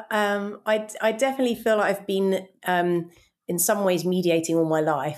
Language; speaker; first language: English; native; English